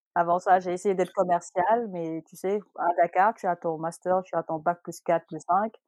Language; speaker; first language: French; non-native, local second language; Wolof